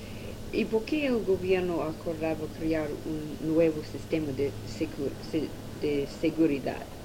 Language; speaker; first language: Spanish; non-native, learner; English